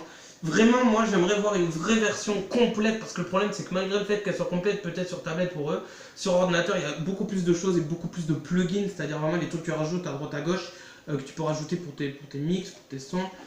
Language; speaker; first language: French; native; French